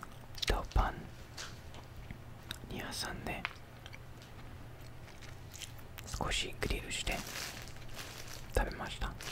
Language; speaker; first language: Japanese; non-native, learner; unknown